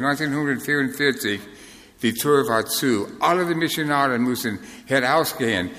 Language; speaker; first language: German; non-native, fluent; English